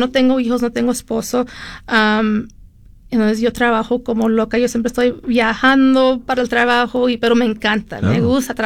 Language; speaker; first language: Spanish; early bilingual, heritage; Spanish